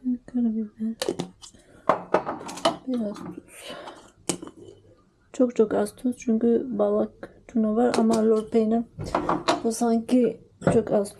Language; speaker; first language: Turkish; non-native, learner; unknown